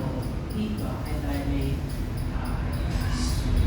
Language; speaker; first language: Vietnamese; non-native, learner; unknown